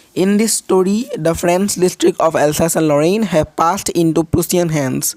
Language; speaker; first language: English; non-native, local second language; Assamese